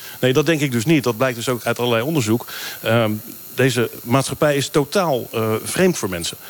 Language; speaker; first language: Dutch; native; Dutch